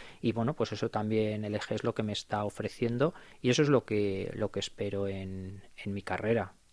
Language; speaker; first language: Spanish; native; Spanish